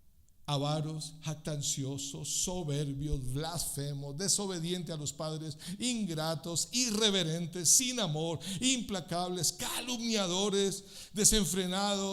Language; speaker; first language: Spanish; native; Spanish